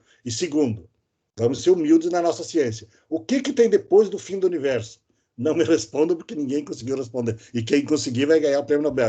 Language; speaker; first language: Portuguese; native; Portuguese